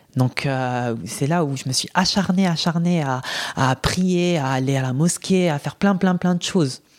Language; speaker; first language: French; non-native, local second language; Arabic